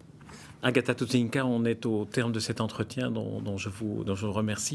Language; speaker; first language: French; native; French